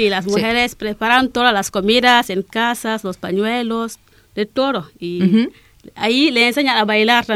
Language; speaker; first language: Spanish; non-native, learner; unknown